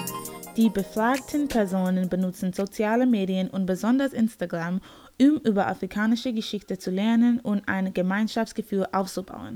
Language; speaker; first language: German; non-native, learner; English